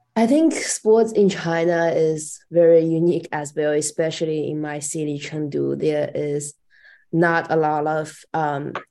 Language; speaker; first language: English; non-native, fluent; Chinese